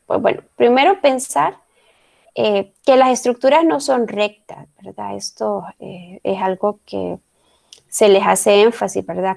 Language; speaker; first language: Spanish; native; Spanish